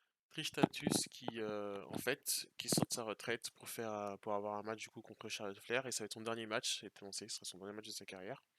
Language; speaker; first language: French; native; French